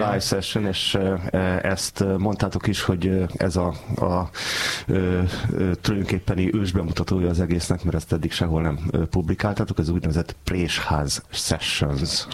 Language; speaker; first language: Hungarian; native; Hungarian